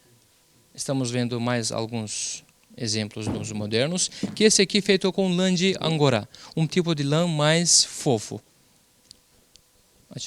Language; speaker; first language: Portuguese; non-native, fluent; Turkish